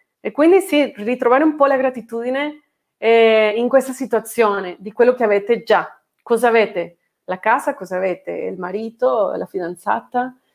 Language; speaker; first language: Italian; non-native, fluent; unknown